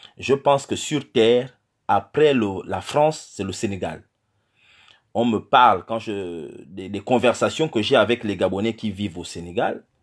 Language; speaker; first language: French; non-native, local second language; Fang